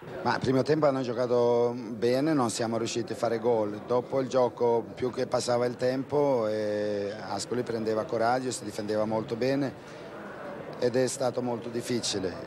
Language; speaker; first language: Italian; non-native, fluent; Swedish